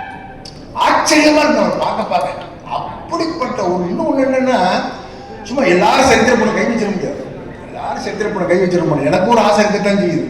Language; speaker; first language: Tamil; native; Tamil